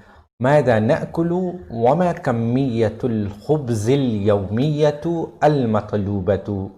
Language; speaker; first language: Arabic; non-native, fluent; Urdu